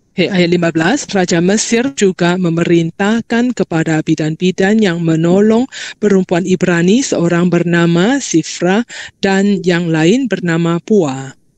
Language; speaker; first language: Malay; non-native, local second language; Chinese